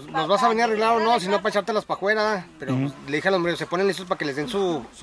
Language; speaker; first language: Spanish; native; Spanish